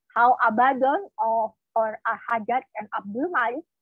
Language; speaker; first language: English; non-native, fluent; Indonesian